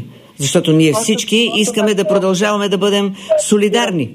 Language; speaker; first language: Bulgarian; native; Bulgarian